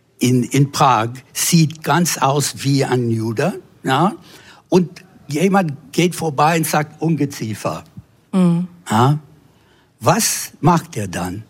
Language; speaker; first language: German; non-native, fluent; English